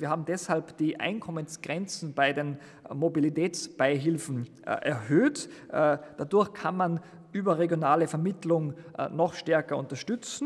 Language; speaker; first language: German; native; German